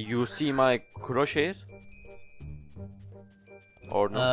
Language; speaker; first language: English; non-native, learner; Turkish